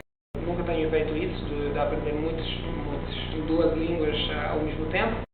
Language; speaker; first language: Portuguese; non-native, learner; Italian